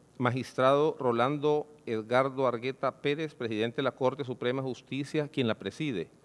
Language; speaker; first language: Spanish; native; Spanish